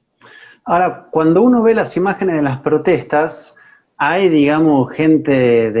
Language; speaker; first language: Spanish; native; Spanish